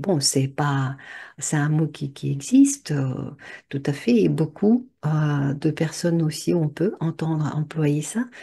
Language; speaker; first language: French; non-native, fluent; Russian